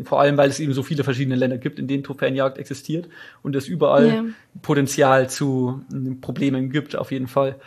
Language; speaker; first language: German; native; German